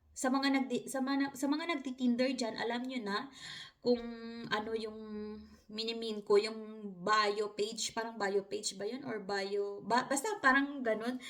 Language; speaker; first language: Filipino; non-native, local second language; Hiligaynon